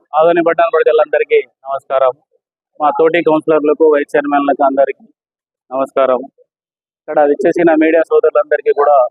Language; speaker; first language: Telugu; non-native, local second language; Urdu